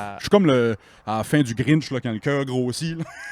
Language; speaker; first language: French; native; French